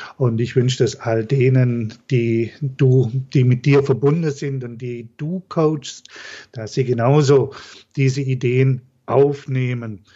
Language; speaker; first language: German; native; German